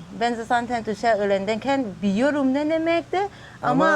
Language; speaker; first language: Turkish; non-native, learner; Thai